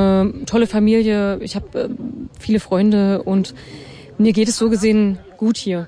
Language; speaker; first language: German; native; German